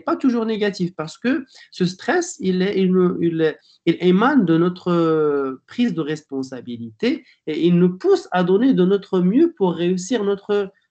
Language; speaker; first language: French; non-native, local second language; Arabic